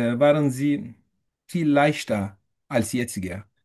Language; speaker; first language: German; non-native, fluent; Turkish